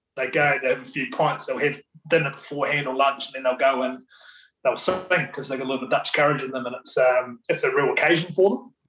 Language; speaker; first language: English; native; English